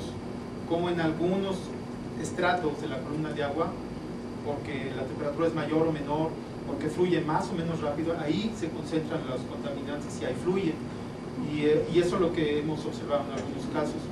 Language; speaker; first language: Spanish; native; Spanish